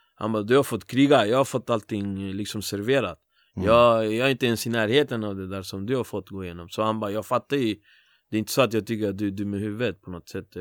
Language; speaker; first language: Swedish; early bilingual, other home language; Spanish